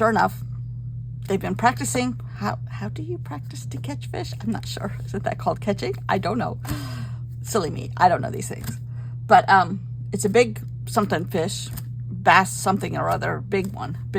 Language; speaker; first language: English; native; English